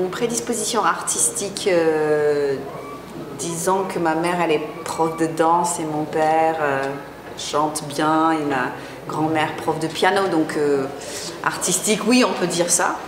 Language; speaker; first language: French; non-native, fluent; English